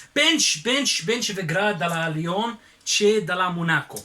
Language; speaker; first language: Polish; non-native, learner; Arabic